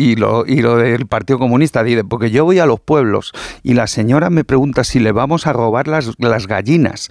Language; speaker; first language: Spanish; native; Spanish